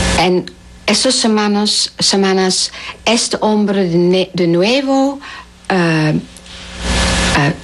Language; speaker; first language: Spanish; non-native, learner; Dutch